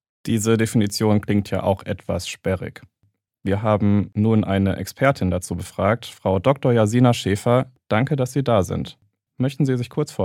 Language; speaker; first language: German; native; German